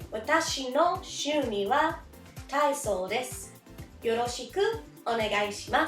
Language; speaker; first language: Japanese; non-native, fluent; English